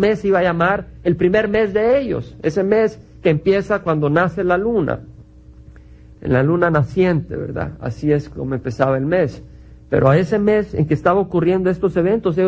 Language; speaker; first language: Spanish; native; Spanish